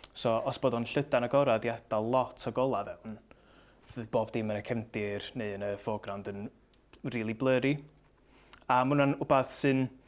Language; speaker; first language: Welsh; native; Welsh